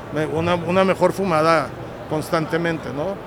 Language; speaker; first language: Spanish; native; Spanish